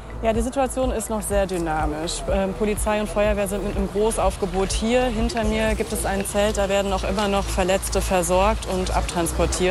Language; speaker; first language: German; native; German